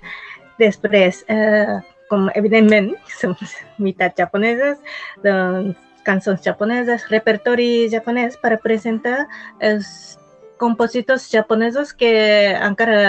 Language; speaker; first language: Catalan; non-native, fluent; Japanese